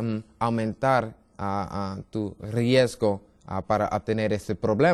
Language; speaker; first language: Spanish; non-native, learner; English